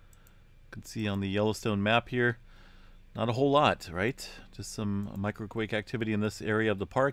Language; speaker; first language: English; native; English